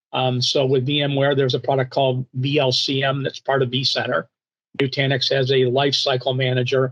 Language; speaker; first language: English; native; English